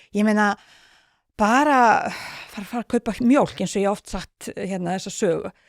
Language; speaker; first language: Icelandic; non-native, fluent; Bosnian